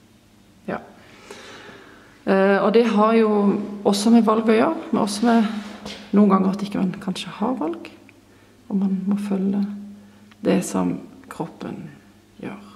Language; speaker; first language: Norwegian; non-native, fluent; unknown